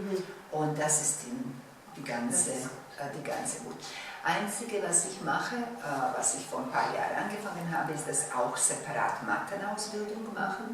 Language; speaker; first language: German; non-native, fluent; Bosnian